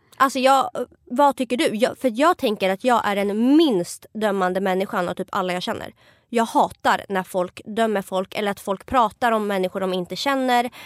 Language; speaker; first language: Swedish; native; Swedish